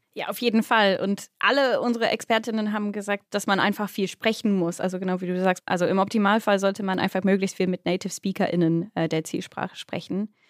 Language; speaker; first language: German; non-native, fluent; English